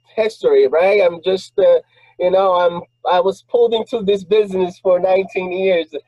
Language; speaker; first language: English; non-native, fluent; Portuguese